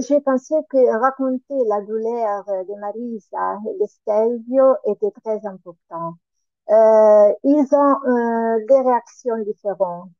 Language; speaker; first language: French; non-native, learner; Italian